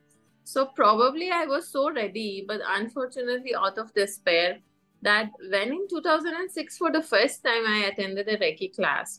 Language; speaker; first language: English; non-native, fluent; Persian